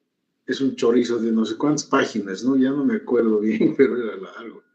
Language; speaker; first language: Spanish; native; Spanish